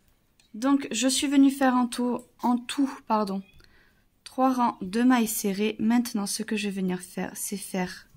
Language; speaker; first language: French; native; French